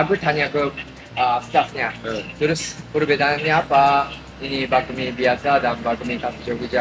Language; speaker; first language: Indonesian; non-native, fluent; Japanese